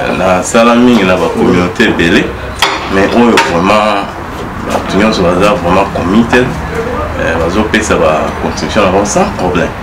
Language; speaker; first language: Lingala; non-native, local second language; Luba-Lulua